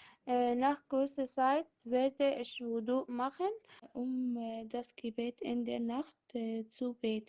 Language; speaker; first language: German; non-native, learner; Arabic